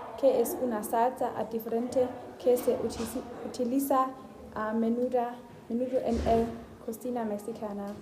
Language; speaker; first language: Spanish; non-native, learner; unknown